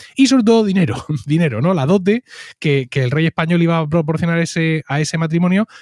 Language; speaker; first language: Spanish; native; Spanish